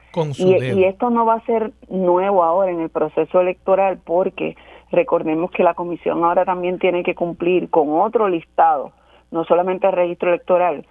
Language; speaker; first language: Spanish; native; Spanish